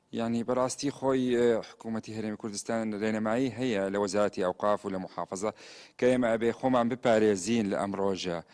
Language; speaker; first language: Central Kurdish; non-native, local second language; Syriac